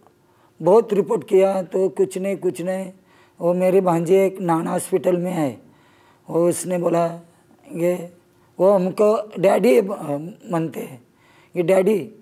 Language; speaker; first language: Hindi; non-native, local second language; Marathi